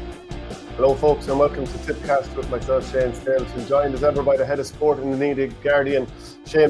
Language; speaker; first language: English; native; English